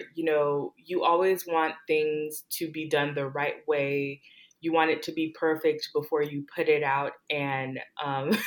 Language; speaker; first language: English; early bilingual, other home language; Haitian Creole